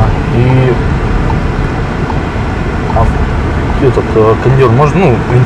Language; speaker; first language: Russian; native; Russian